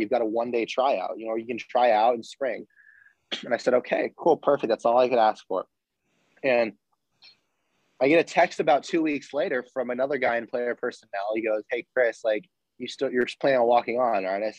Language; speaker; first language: English; native; English